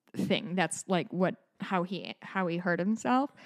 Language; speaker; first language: English; native; English